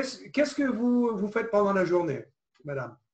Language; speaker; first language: French; non-native, fluent; English